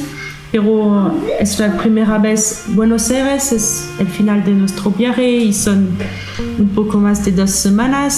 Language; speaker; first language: Spanish; non-native, learner; French